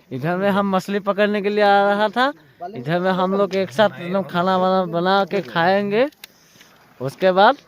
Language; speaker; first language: Hindi; non-native, local second language; Assamese